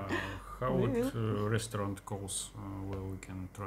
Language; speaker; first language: English; non-native, learner; Russian